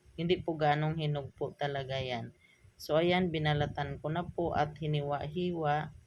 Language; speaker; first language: Filipino; native; Filipino